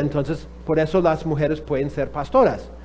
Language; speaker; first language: Spanish; non-native, fluent; English